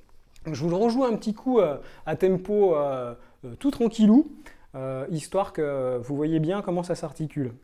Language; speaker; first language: French; native; French